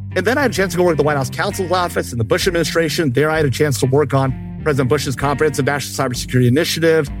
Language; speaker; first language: English; early bilingual, other home language; Hindi